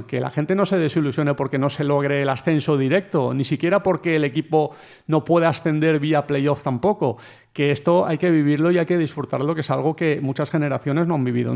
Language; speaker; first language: Spanish; native; Spanish